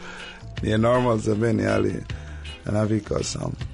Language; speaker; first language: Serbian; non-native, learner; English